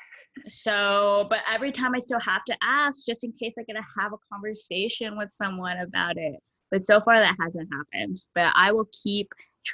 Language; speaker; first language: English; native; English